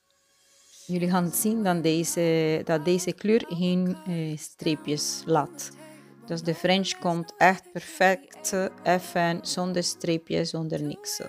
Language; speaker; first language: Dutch; non-native, fluent; Spanish